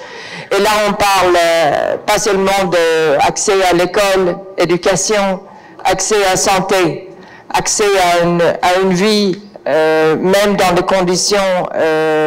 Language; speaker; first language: French; non-native, fluent; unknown